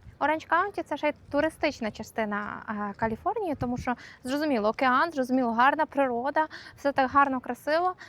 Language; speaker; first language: Ukrainian; native; Ukrainian